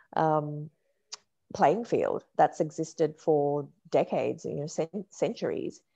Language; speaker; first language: English; native; English